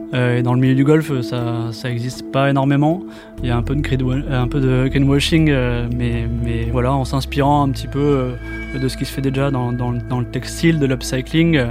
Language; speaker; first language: French; native; French